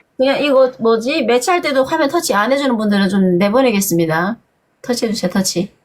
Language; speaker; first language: Korean; native; Korean